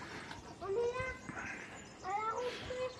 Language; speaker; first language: French; native; French